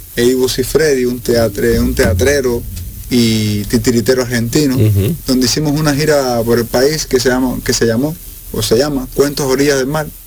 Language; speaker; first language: Spanish; native; Spanish